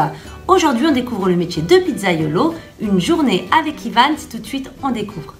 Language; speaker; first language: French; native; French